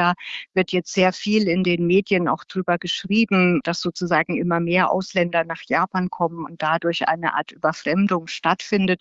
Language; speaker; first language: German; native; German